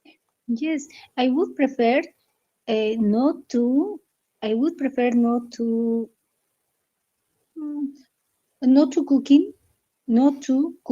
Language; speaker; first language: English; non-native, learner; Spanish